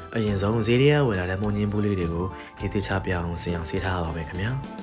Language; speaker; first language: Burmese; non-native, local second language; Shan